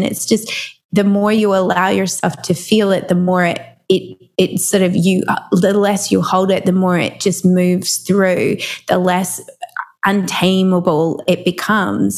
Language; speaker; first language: English; native; English